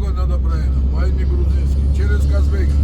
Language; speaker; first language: Russian; non-native, learner; Georgian